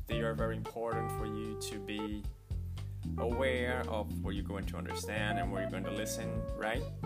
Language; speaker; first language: English; non-native, fluent; Portuguese